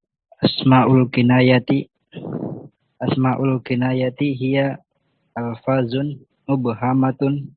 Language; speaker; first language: Arabic; non-native, learner; Indonesian